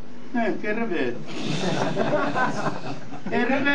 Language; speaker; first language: Italian; native; Italian